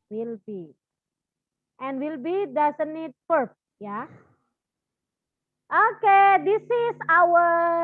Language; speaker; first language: English; non-native, fluent; Indonesian